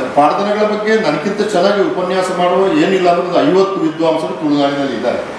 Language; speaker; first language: Kannada; non-native, local second language; Tulu